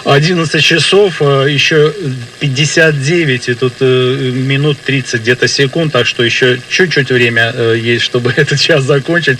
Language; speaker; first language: Russian; native; Russian